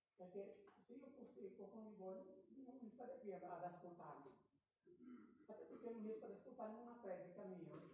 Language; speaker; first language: Italian; non-native, fluent; Portuguese